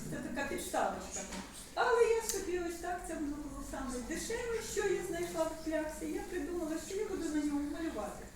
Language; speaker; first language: Ukrainian; native; Ukrainian